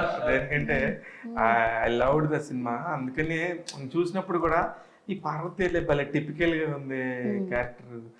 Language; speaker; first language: Telugu; native; Telugu